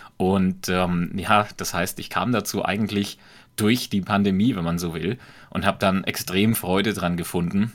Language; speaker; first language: German; native; German